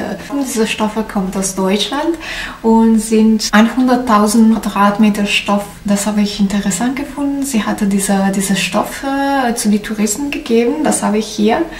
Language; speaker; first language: German; non-native, learner; Italian